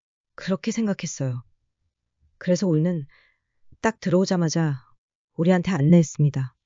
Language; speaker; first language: Korean; non-native, learner; Vietnamese